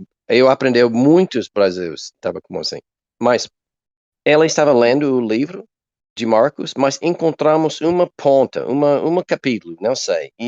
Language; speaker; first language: Portuguese; non-native, learner; English